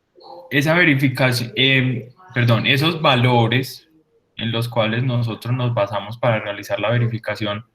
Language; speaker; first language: Spanish; native; Spanish